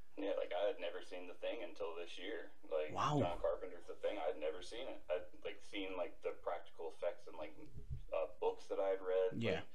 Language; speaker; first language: English; native; English